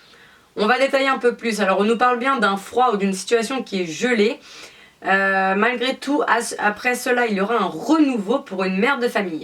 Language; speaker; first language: French; native; French